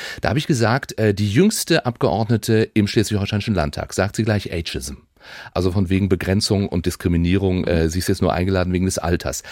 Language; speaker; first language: German; native; German